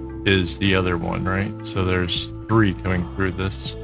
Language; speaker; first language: English; native; English